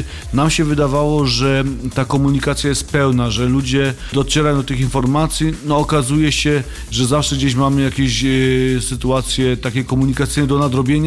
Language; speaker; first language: Polish; native; Polish